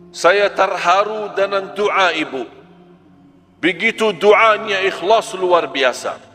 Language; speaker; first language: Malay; non-native, fluent; Arabic